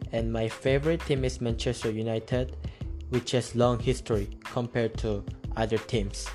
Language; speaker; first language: English; early bilingual, other home language; Korean